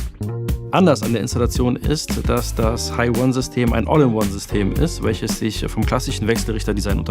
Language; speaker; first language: German; native; German